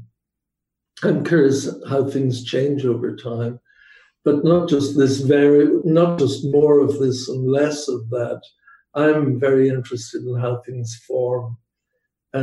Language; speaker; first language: English; native; English